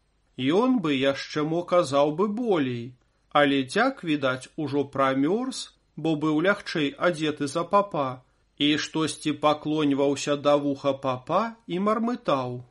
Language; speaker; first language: Belarusian; native; Belarusian